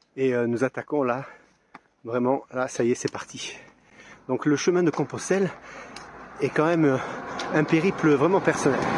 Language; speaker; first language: French; native; French